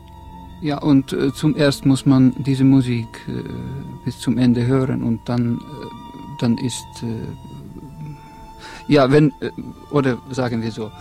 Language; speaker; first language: German; non-native, fluent; Estonian